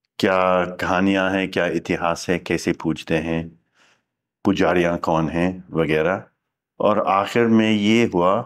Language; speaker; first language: Hindi; non-native, fluent; English